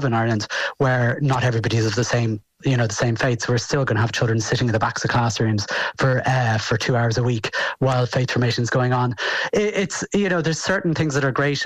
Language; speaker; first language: English; native; English